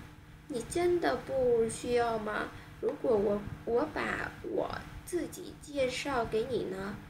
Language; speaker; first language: Chinese; non-native, learner; Vietnamese